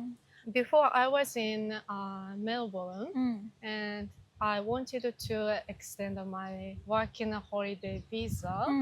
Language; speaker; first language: English; non-native, learner; Japanese